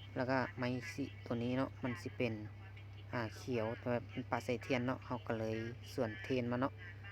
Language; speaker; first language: Thai; native; Thai